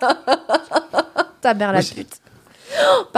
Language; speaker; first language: English; non-native, fluent; French